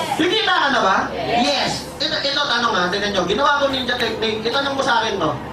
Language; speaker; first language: Filipino; native; Filipino